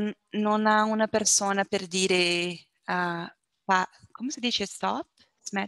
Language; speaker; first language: Italian; non-native, learner; Portuguese